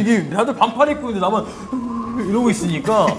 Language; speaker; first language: Korean; native; Korean